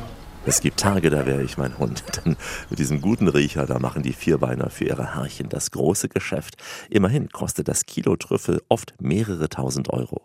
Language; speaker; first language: German; native; German